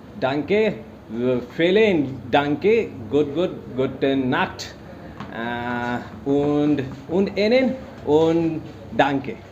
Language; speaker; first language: German; non-native, learner; Hindi